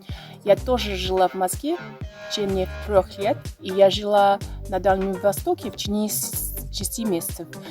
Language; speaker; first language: Russian; non-native, fluent; English